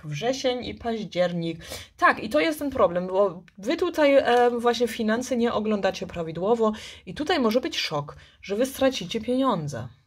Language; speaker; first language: Polish; early bilingual, heritage; Polish